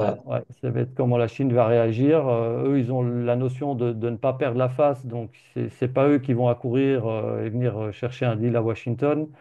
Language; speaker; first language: French; native; French